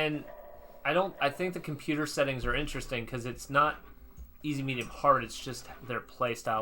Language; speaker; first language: English; native; English